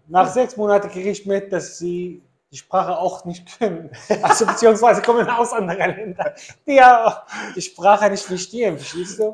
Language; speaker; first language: German; non-native, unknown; Arabic